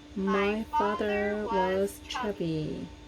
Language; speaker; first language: English; non-native, learner; Korean